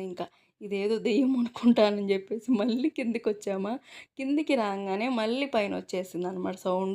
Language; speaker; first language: Telugu; native; Telugu